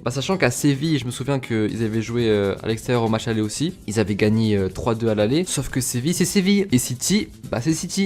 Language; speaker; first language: French; native; French